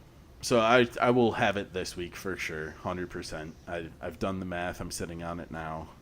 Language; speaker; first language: English; native; English